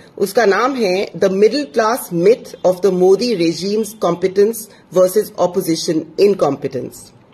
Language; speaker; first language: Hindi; non-native, local second language; English